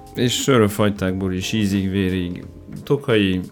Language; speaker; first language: Hungarian; non-native, fluent; French